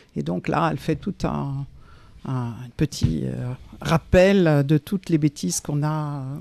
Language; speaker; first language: French; native; French